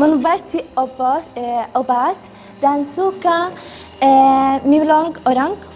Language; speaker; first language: Indonesian; non-native, learner; Arabic